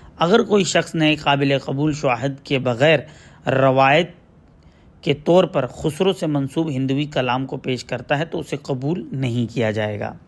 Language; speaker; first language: Urdu; native; Urdu